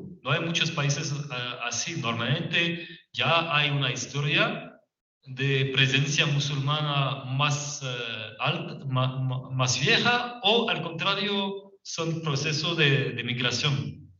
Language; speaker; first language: Spanish; non-native, fluent; French